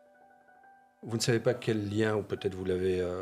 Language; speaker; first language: French; native; French